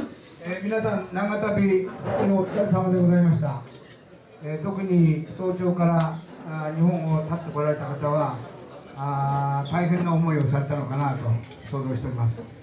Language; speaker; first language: Japanese; native; Japanese